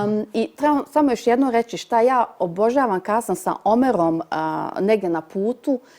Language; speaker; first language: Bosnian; early bilingual, heritage; Bosnian